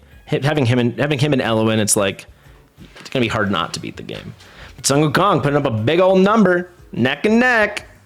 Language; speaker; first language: English; native; English